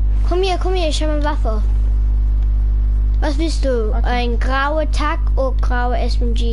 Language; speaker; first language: German; non-native, learner; English